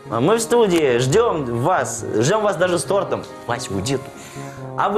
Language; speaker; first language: Russian; native; Russian